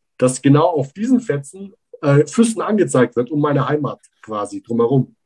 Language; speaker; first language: German; early bilingual, other home language; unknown